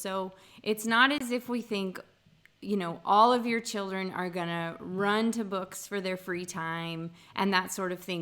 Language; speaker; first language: English; native; English